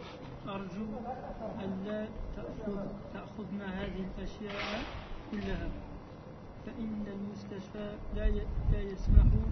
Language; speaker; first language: Arabic; non-native, learner; French